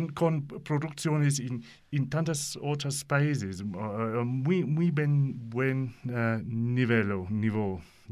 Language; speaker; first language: Italian; non-native, learner; English